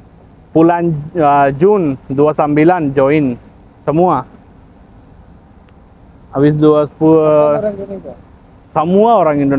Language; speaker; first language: Indonesian; non-native, learner; Telugu